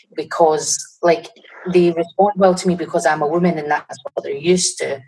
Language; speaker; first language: English; native; English